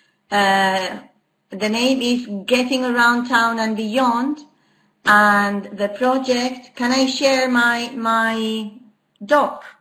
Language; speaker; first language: English; non-native, fluent; Spanish